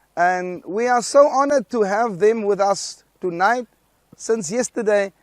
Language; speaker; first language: English; non-native, local second language; Afrikaans